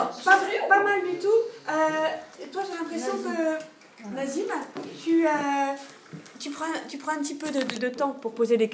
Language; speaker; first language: French; native; French